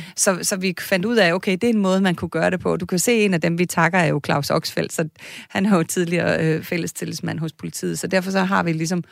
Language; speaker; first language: Danish; native; Danish